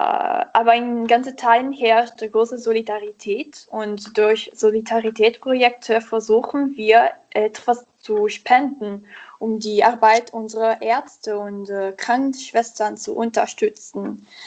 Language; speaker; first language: German; non-native, learner; Italian